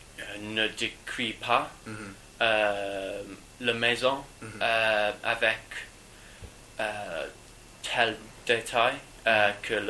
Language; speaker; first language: French; non-native, learner; English